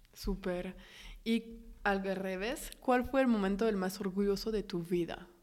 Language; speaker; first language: Spanish; non-native, fluent; French